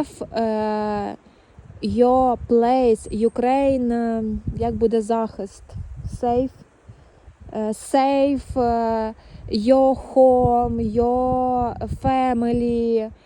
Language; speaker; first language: English; non-native, learner; Ukrainian